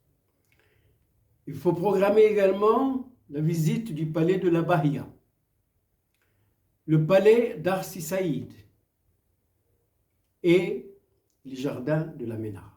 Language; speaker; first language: French; non-native, local second language; Arabic